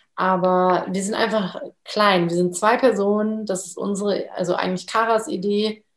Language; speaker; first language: German; native; German